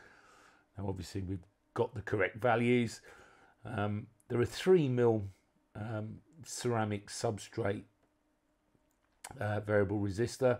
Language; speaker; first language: English; native; English